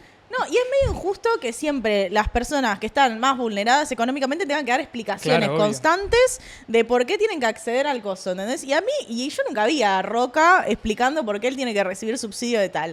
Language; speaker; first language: Spanish; native; Spanish